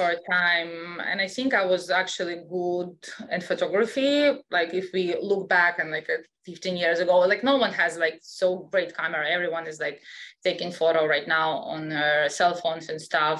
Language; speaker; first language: English; non-native, fluent; Russian